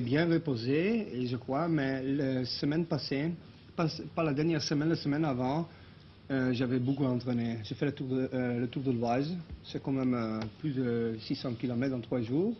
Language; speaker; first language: French; non-native, local second language; Dutch